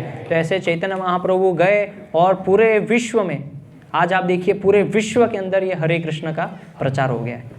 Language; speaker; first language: Hindi; native; Hindi